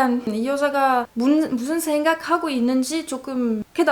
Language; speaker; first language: Korean; non-native, fluent; Arabic